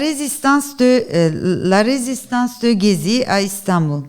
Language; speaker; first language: French; non-native, learner; Turkish